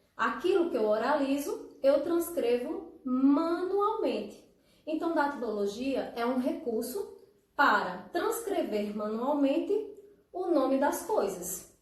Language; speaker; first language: Portuguese; native; Portuguese